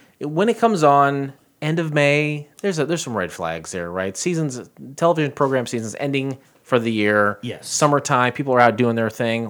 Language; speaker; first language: English; native; English